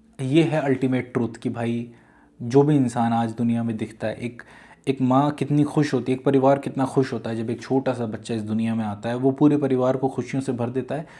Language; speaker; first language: Urdu; native; Urdu